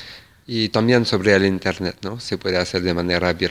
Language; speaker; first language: Spanish; non-native, fluent; French